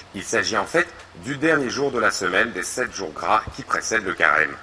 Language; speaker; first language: French; native; French